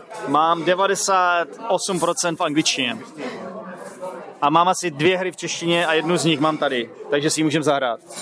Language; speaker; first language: Czech; native; Czech